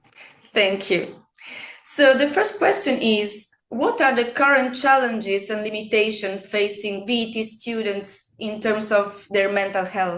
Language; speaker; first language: English; non-native, fluent; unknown